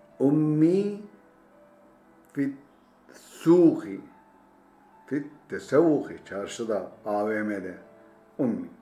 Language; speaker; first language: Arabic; non-native, fluent; Turkish